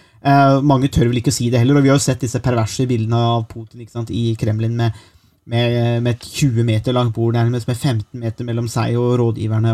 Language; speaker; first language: Norwegian; native; Norwegian